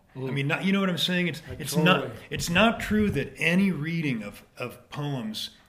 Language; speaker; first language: English; native; English